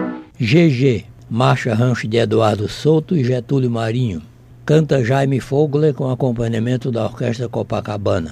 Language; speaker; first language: Portuguese; native; Portuguese